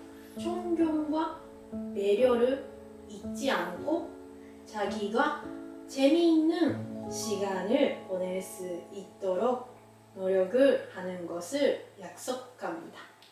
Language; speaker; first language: Korean; non-native, learner; Japanese